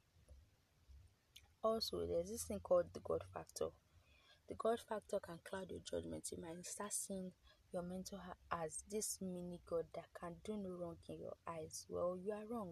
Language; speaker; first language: English; non-native, local second language; Yoruba